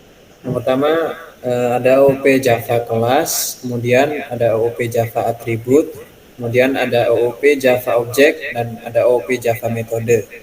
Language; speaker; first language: Indonesian; native; Indonesian